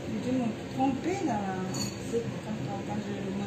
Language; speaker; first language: French; non-native, fluent; Japanese